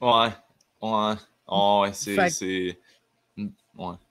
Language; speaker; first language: French; native; French